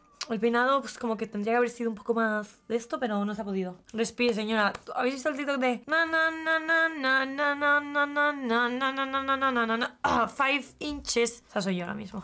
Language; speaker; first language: Spanish; native; Spanish